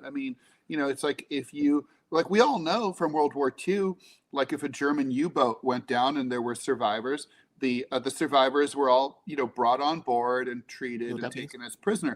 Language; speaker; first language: English; native; English